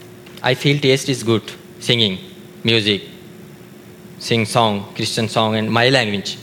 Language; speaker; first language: English; non-native, learner; Urdu